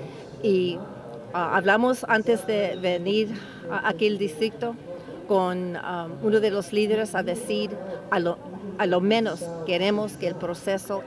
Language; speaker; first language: Spanish; early bilingual, heritage; English